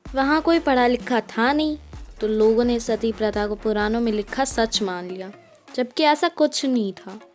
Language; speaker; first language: Hindi; non-native, local second language; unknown